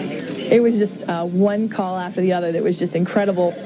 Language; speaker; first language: English; native; English